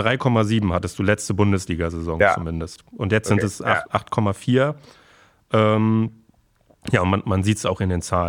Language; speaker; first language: German; native; German